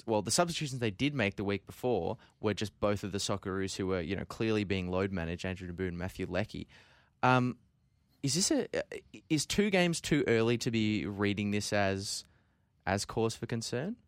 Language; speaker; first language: English; native; English